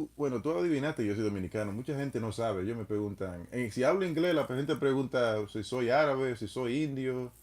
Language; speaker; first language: Spanish; non-native, fluent; English